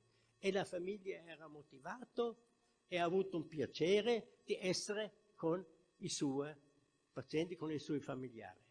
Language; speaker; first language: Italian; non-native, fluent; German